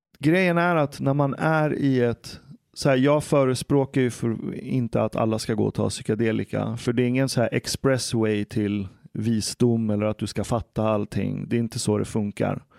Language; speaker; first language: Swedish; early bilingual, other home language; Persian